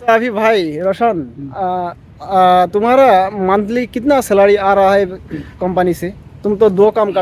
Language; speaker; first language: Hindi; non-native, fluent; Bangla